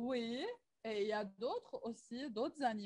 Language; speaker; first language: French; non-native, local second language; Arabic